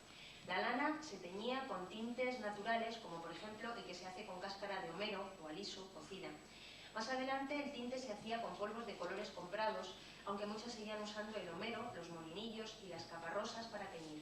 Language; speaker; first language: Spanish; native; Spanish